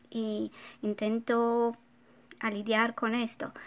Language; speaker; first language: Spanish; non-native, fluent; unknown